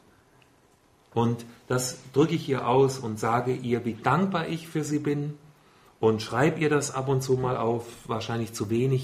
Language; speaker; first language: German; native; German